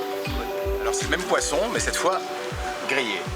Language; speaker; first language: French; native; French